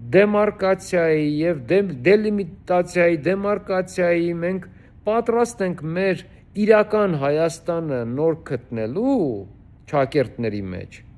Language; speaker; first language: Armenian; native; Armenian